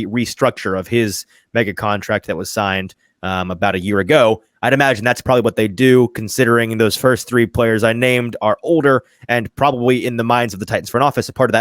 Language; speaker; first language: English; native; English